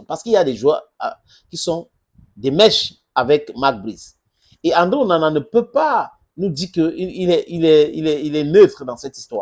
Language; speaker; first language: French; non-native, local second language; English